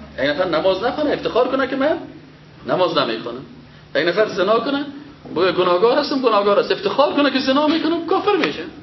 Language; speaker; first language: Persian; native; Persian